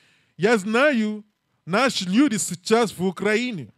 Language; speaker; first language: Russian; non-native, learner; English